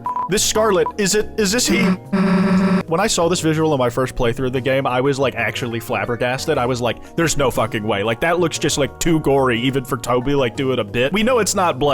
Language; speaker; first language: English; native; English